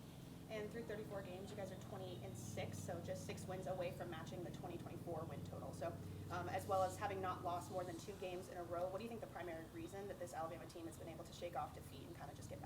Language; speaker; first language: English; native; English